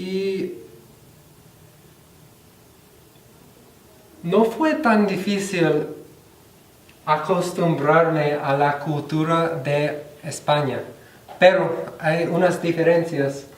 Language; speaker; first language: Spanish; non-native, fluent; English